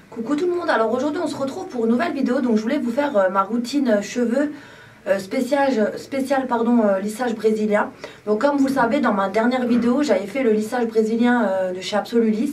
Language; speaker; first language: French; native; French